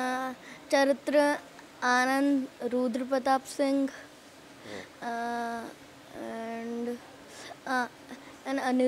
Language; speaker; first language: Nepali; early bilingual, heritage; Nepali